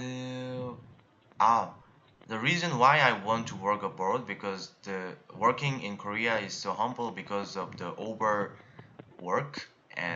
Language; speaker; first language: English; non-native, learner; Korean